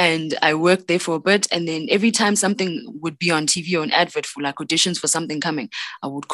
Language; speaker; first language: English; non-native, local second language; Xhosa